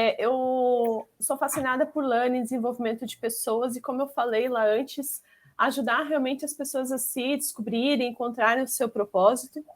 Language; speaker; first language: Portuguese; native; Portuguese